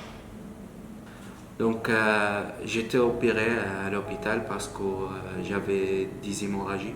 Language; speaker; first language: French; non-native, learner; Arabic